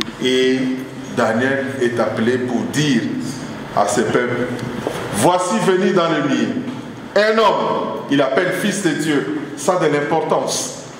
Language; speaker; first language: French; non-native, local second language; Lingala